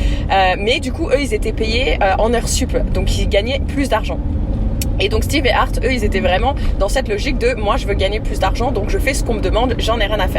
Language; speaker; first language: French; native; French